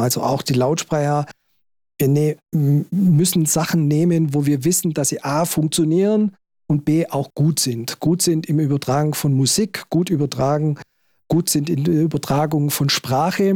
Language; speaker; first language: German; native; German